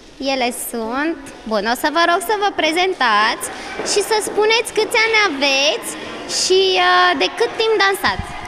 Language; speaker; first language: Romanian; native; Romanian